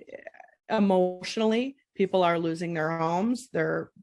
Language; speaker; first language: English; native; English